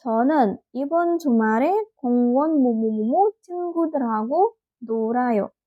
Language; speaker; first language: Korean; non-native, fluent; Indonesian